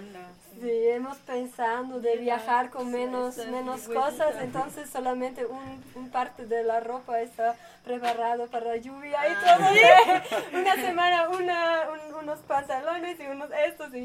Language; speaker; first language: Spanish; non-native, learner; German